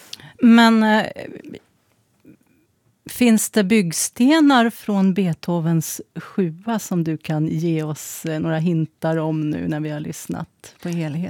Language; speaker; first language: Swedish; native; Swedish